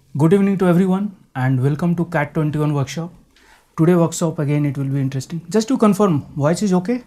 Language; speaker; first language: English; non-native, local second language; Hindi